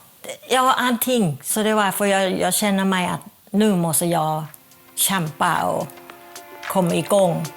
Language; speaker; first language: Swedish; non-native, fluent; Thai